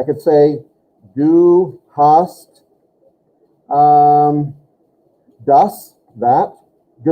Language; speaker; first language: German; non-native, fluent; English